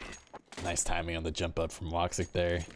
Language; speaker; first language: English; native; English